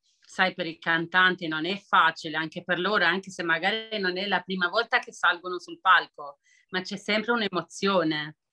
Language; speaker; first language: Italian; non-native, fluent; Albanian